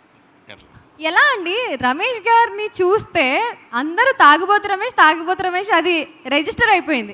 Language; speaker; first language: Telugu; native; Telugu